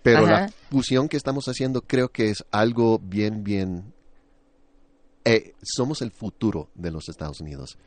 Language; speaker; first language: Spanish; early bilingual, other home language; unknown